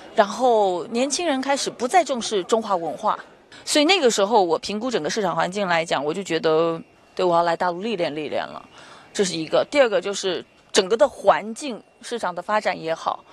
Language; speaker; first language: Chinese; native; Chinese